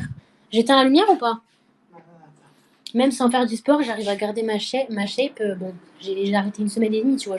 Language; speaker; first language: French; native; French